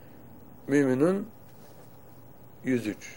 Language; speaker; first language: Turkish; native; Turkish